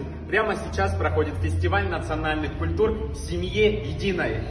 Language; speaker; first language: Russian; native; Russian